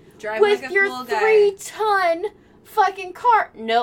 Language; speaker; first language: English; native; English